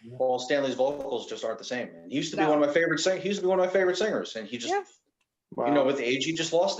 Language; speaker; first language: English; native; English